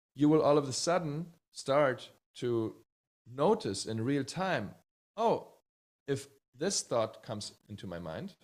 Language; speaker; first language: English; early bilingual, other home language; Czech